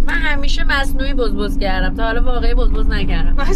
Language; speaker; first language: Persian; native; Persian